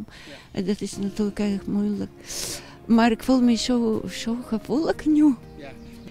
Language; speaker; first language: Dutch; non-native, learner; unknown